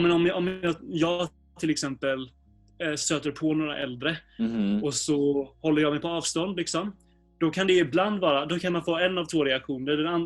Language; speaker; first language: Swedish; native; Swedish